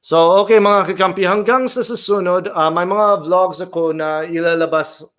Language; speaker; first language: Filipino; non-native, fluent; English